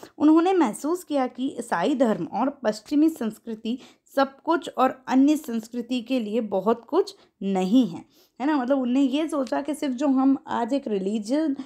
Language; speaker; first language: Hindi; native; Hindi